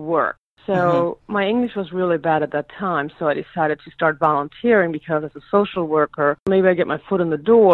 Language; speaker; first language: English; non-native, fluent; German